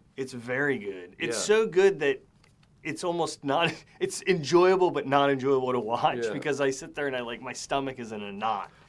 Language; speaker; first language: English; native; English